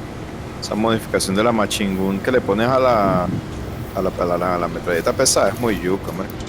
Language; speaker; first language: Spanish; native; Spanish